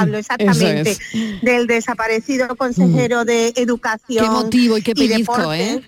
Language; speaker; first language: Spanish; native; Spanish